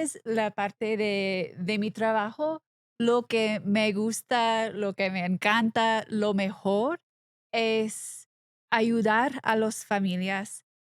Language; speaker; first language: Spanish; non-native, learner; English